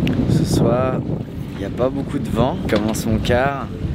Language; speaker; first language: French; native; French